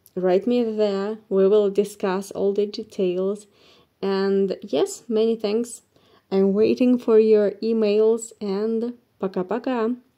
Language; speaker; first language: English; non-native, fluent; Russian